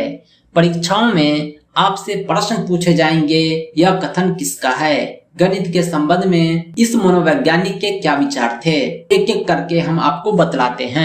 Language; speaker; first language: Hindi; native; Hindi